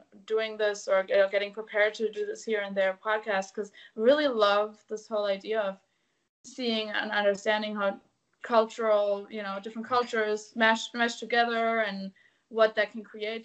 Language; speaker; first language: English; non-native, fluent; German